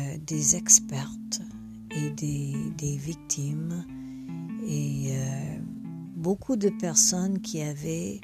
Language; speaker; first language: French; non-native, fluent; English